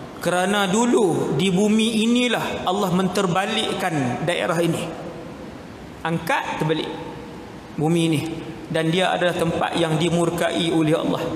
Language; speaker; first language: Malay; native; Malay